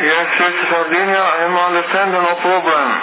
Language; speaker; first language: English; non-native, learner; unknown